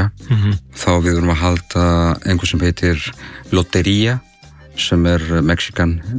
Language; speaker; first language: Icelandic; non-native, learner; Spanish